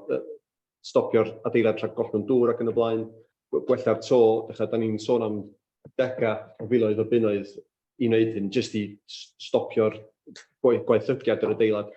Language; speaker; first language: Welsh; native; Welsh